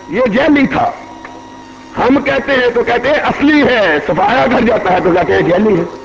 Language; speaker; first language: Urdu; non-native, local second language; Punjabi